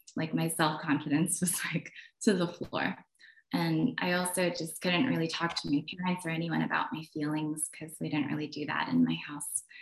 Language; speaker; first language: English; native; English